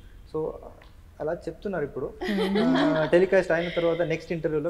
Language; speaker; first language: Telugu; non-native, learner; Kannada